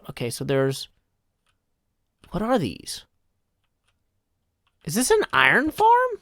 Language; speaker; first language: English; native; English